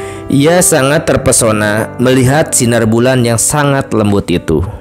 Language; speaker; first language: Indonesian; native; Indonesian